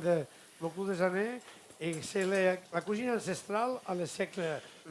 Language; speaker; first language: French; non-native, fluent; Catalan